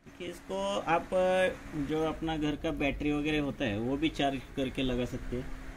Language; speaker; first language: Hindi; non-native, local second language; Marathi